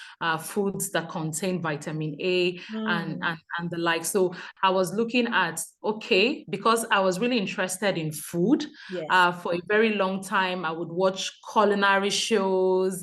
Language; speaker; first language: English; non-native, local second language; Yoruba